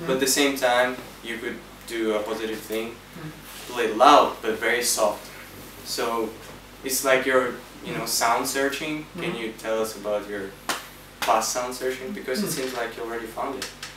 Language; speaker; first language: English; non-native, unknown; Russian